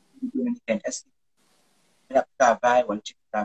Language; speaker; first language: French; non-native, local second language; Haitian Creole